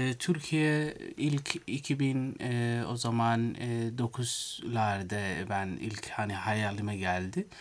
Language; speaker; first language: Turkish; non-native, fluent; Somali